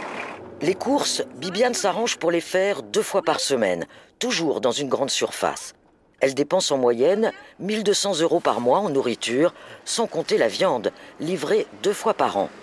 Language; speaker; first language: French; native; French